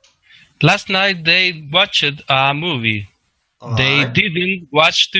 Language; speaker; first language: English; non-native, learner; Spanish